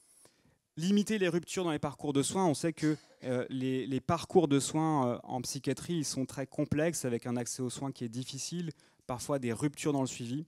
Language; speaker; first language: French; native; French